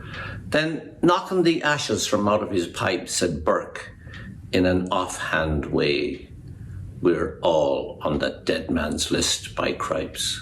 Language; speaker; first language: English; native; English